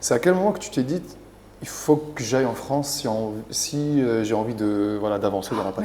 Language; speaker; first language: French; native; French